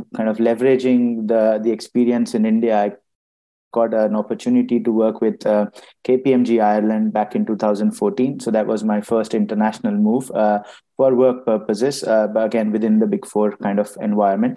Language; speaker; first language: English; non-native, local second language; Gujarati